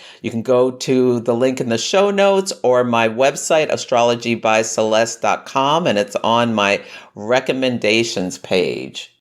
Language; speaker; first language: English; native; English